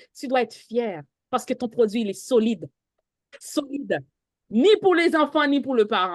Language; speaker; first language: French; native; French